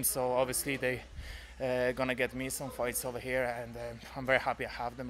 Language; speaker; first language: English; non-native, fluent; Polish